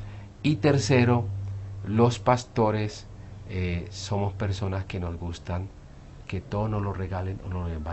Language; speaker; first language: Spanish; native; Spanish